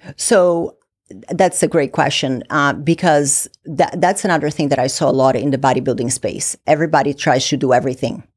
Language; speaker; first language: English; non-native, fluent; Portuguese